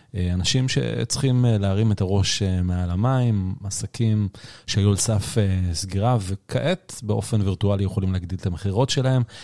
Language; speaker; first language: Hebrew; native; Hebrew